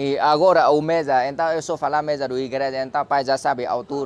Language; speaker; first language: Portuguese; non-native, learner; Vietnamese